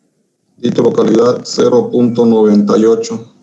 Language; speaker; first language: Spanish; native; Spanish